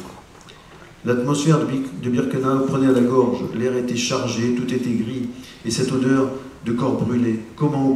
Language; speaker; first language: French; native; French